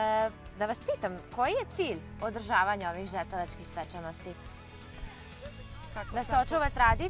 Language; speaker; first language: Serbian; native; Serbian